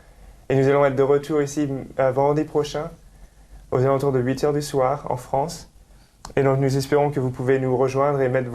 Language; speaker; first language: French; native; French